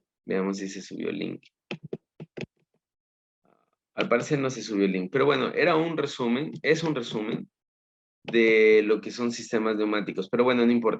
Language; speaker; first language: Spanish; native; Spanish